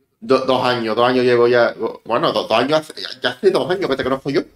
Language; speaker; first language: Spanish; native; Spanish